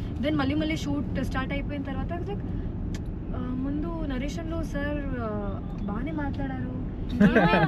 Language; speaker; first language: Telugu; non-native, fluent; Hindi